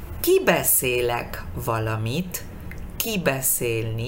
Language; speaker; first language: Hungarian; non-native, learner; Spanish